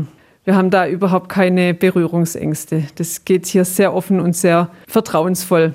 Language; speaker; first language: German; native; German